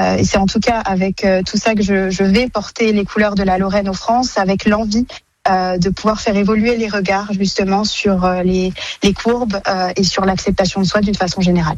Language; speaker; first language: French; native; French